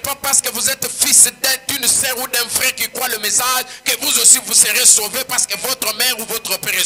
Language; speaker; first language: French; non-native, local second language; Swahili